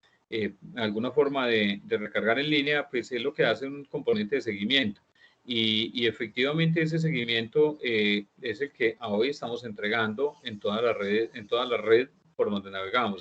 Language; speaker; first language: Spanish; native; Spanish